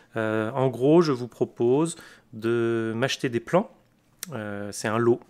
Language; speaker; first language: French; native; French